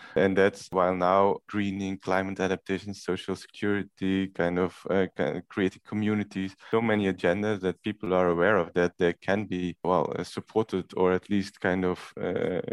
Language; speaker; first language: English; non-native, fluent; Dutch